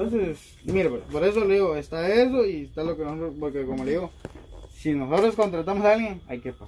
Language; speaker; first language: Spanish; native; Spanish